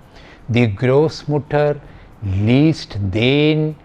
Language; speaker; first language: German; non-native, fluent; Malayalam